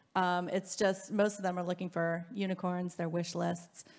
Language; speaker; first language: English; native; English